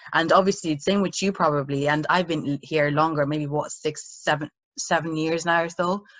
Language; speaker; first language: English; early bilingual, other home language; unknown